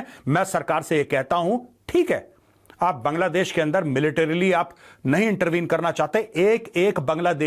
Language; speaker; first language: Hindi; native; Hindi